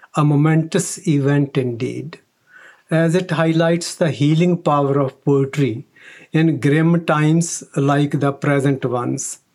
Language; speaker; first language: English; non-native, local second language; Punjabi